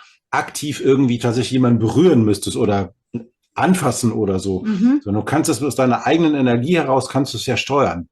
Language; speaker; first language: German; native; German